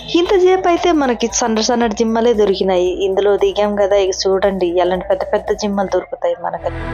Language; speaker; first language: Telugu; non-native, local second language; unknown